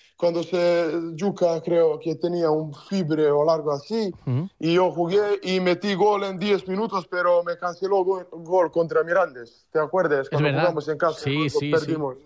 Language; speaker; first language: Spanish; non-native, learner; Serbian